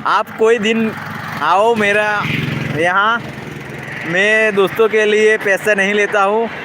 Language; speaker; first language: Hindi; non-native, local second language; Gujarati